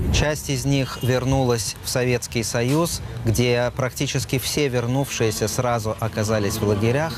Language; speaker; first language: Russian; native; Russian